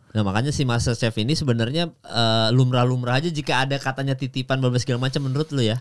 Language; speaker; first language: Indonesian; native; Indonesian